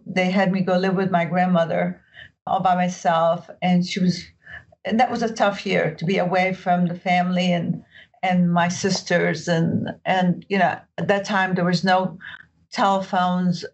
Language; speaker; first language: English; early bilingual, other home language; Arabic